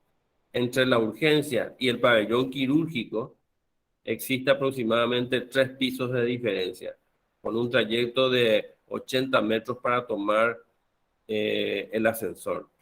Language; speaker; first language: Spanish; native; Spanish